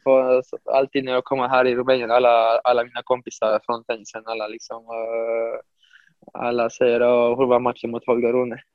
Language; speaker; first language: Swedish; non-native, fluent; Romanian